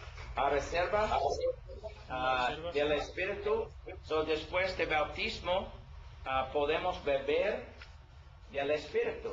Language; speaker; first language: Spanish; non-native, learner; English